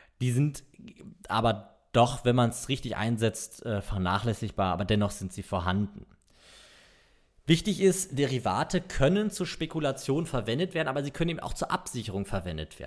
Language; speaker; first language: German; native; German